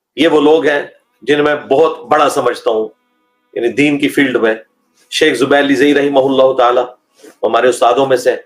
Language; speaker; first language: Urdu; non-native, local second language; Punjabi